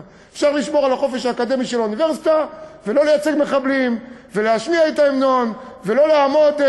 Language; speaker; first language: Hebrew; native; Hebrew